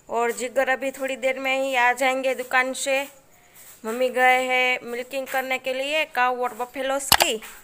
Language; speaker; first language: Hindi; non-native, local second language; Gujarati